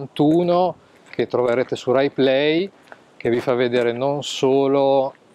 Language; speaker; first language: Italian; native; Italian